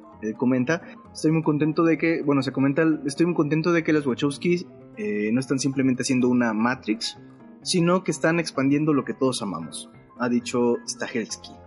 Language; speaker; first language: Spanish; native; Spanish